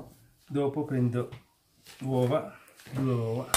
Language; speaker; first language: Italian; non-native, learner; Sinhala